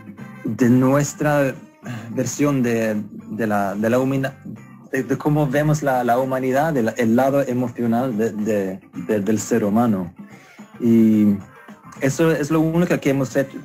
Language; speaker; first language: Spanish; non-native, fluent; Swedish